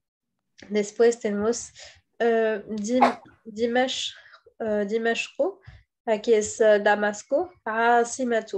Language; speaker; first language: Spanish; non-native, fluent; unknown